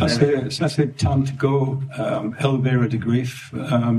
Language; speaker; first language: French; non-native, fluent; English